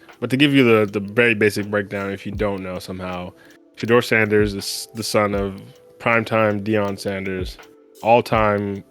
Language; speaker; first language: English; native; English